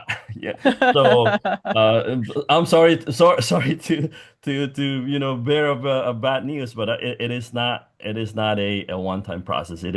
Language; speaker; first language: English; non-native, fluent; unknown